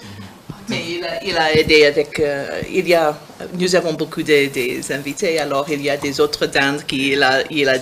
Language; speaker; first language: French; non-native, learner; English